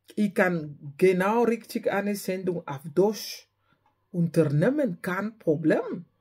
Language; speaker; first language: German; non-native, learner; French